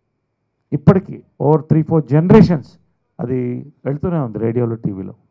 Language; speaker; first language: Telugu; native; Telugu